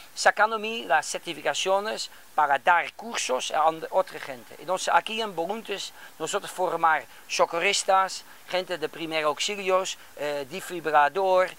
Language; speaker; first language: Spanish; non-native, learner; Dutch